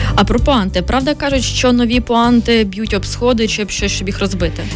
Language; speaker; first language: Ukrainian; native; Ukrainian